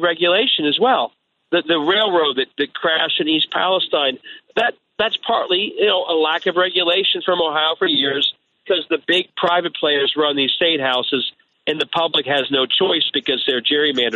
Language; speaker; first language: English; native; English